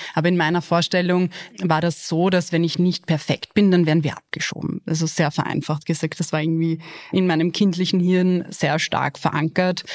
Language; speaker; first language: German; early bilingual, other home language; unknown